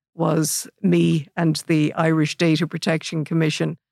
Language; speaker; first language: English; native; English